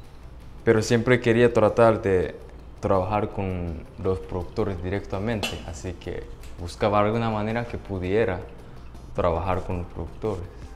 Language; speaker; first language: Spanish; non-native, fluent; Japanese